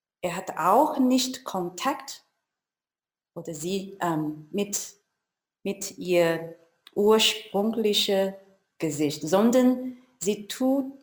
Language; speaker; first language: German; non-native, learner; Chinese